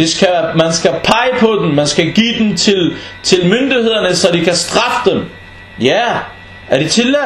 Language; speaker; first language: Danish; early bilingual, other home language; Arabic